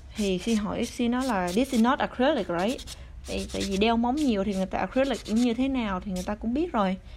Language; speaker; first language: Vietnamese; early bilingual, other home language; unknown